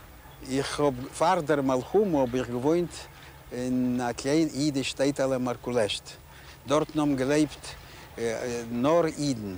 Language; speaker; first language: German; non-native, learner; Yiddish